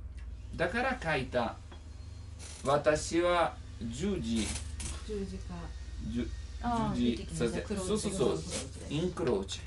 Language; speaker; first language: Japanese; non-native, learner; Italian